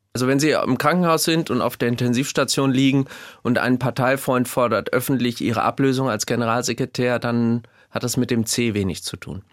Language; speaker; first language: German; native; German